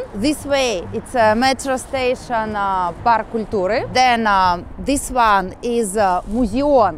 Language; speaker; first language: English; non-native, fluent; Russian